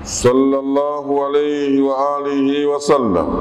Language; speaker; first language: Arabic; non-native, fluent; Swahili